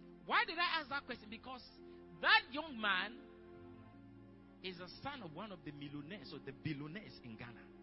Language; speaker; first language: English; non-native, local second language; Akan